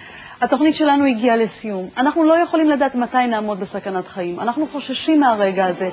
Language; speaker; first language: Hebrew; native; Hebrew